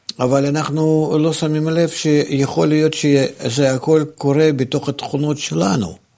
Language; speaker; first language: Hebrew; non-native, fluent; Russian